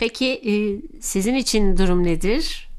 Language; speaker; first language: Turkish; native; Turkish